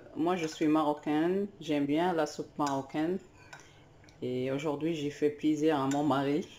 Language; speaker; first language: French; non-native, local second language; Arabic